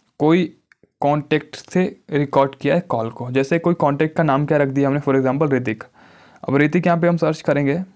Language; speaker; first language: Hindi; native; Hindi